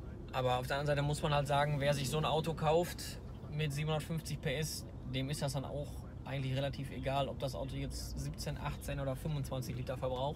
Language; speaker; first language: German; native; German